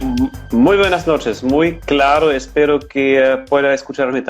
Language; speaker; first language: Spanish; non-native, fluent; German